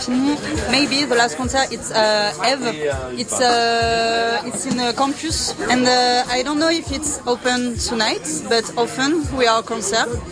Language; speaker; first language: English; non-native, learner; French